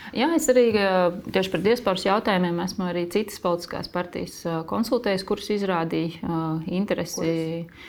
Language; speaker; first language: Latvian; native; Latvian